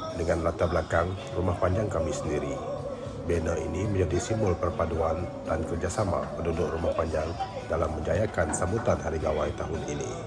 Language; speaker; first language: Malay; non-native, local second language; Iban